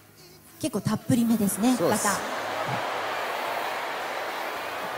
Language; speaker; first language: Japanese; native; Japanese